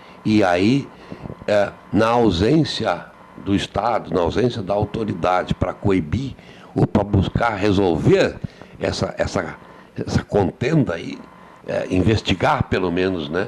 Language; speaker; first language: Portuguese; native; Portuguese